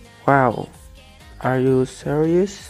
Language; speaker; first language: English; non-native, learner; Indonesian